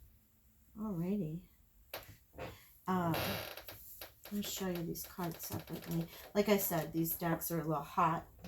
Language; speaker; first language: English; native; English